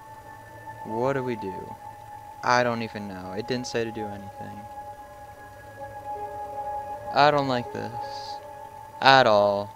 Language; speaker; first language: English; native; English